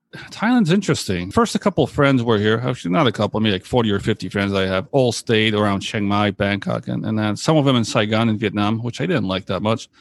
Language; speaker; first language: English; early bilingual, other home language; Polish